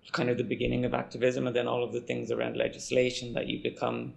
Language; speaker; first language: English; native; English